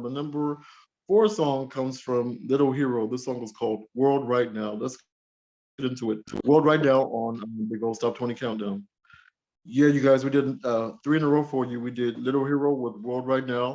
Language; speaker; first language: English; native; English